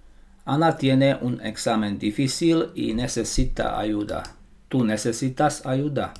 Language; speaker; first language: Spanish; non-native, fluent; Slovak